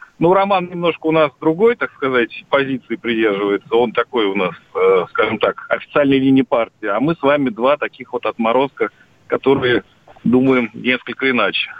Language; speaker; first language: Russian; non-native, local second language; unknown